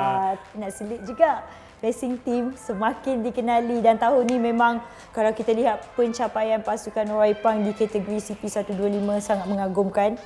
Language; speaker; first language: Malay; native; Malay